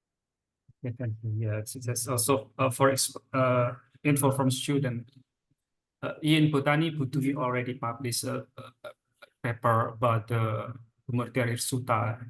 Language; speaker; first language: English; non-native, fluent; Indonesian